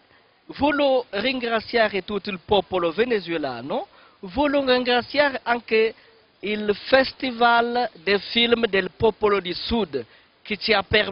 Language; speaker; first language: Italian; non-native, fluent; Kongo